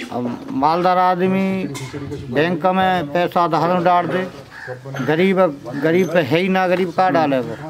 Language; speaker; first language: Hindi; native; Hindi